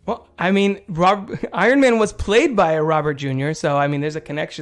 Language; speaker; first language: English; native; English